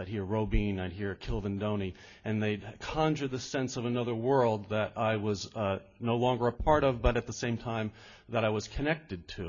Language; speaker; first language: English; native; English